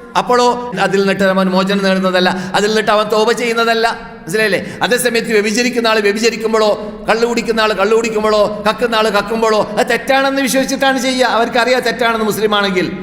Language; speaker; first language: Malayalam; native; Malayalam